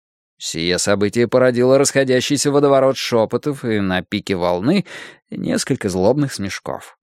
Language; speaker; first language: Russian; native; Russian